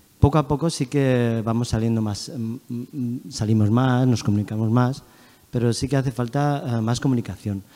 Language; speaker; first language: Spanish; early bilingual, other home language; Chinese